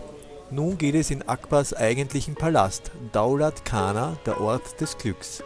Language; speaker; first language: German; native; German